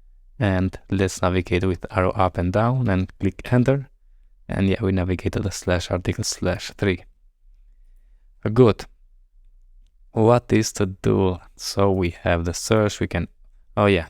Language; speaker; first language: English; non-native, fluent; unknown